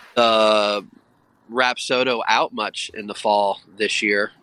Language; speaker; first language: English; native; English